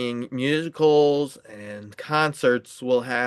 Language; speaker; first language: English; native; English